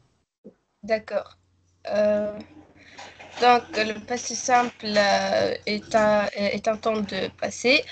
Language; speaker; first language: French; non-native, learner; Arabic